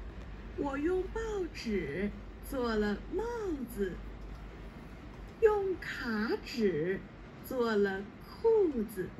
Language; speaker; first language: Chinese; non-native, learner; Thai